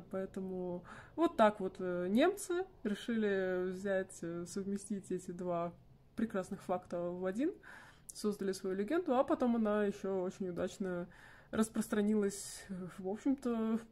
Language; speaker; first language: Russian; native; Russian